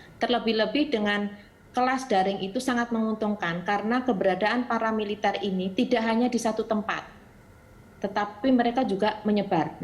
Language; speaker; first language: Indonesian; native; Indonesian